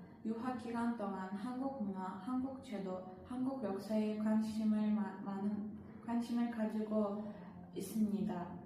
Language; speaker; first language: Korean; non-native, learner; Uzbek